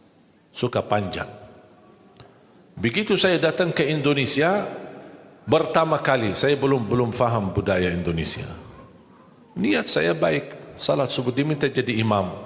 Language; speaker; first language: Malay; non-native, fluent; Arabic